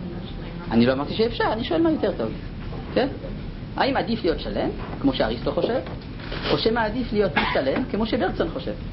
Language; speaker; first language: Hebrew; non-native, fluent; French